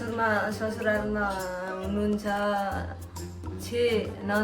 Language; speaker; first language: Nepali; non-native, learner; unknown